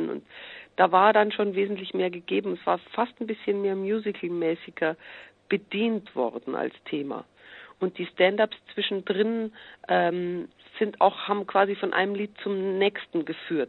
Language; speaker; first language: German; native; German